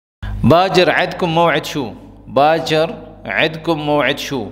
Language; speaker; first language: Arabic; non-native, fluent; Urdu